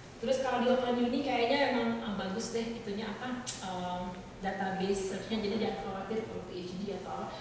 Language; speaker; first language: Indonesian; native; Indonesian